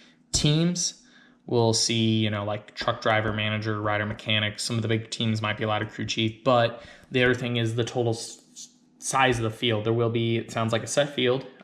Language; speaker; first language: English; native; English